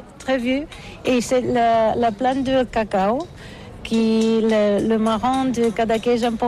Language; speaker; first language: French; non-native, learner; Catalan